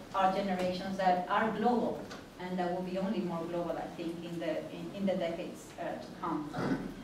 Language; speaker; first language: English; non-native, fluent; Spanish